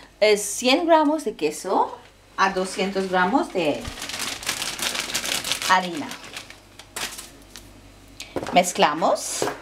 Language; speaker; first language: Spanish; non-native, fluent; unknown